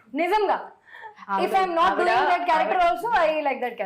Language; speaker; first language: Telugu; non-native, fluent; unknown